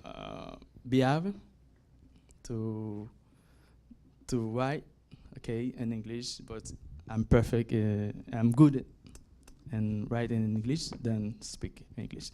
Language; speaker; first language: English; non-native, learner; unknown